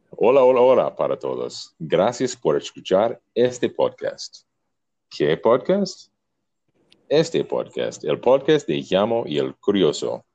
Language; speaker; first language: Spanish; non-native, learner; English